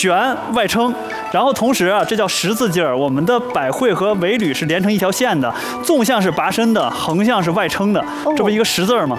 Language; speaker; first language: Chinese; native; Chinese